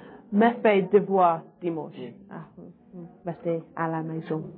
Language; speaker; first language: French; non-native, learner; English